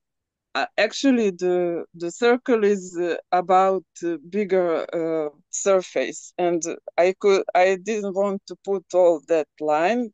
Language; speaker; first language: English; non-native, learner; Serbian